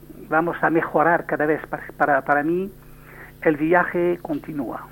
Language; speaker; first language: Spanish; non-native, learner; French